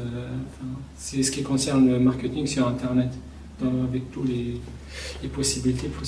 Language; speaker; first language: French; non-native, local second language; Kabyle